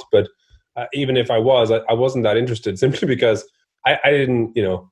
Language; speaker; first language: English; non-native, fluent; Norwegian